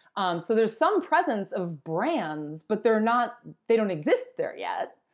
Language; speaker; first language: English; native; English